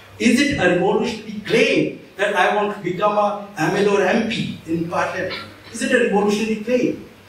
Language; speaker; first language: English; non-native, local second language; Marathi